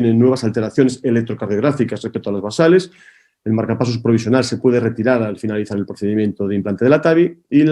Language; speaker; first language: Spanish; native; Spanish